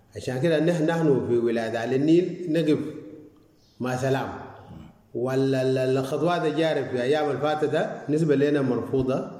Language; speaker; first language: Arabic; non-native, local second language; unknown